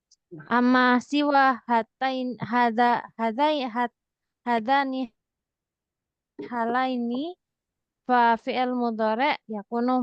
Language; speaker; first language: Arabic; non-native, fluent; Indonesian